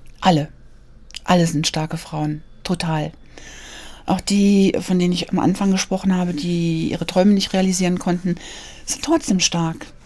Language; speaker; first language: German; native; German